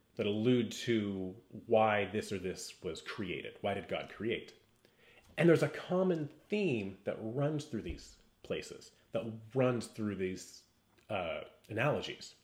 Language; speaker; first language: English; native; English